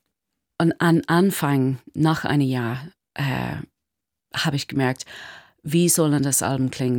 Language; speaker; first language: German; non-native, learner; English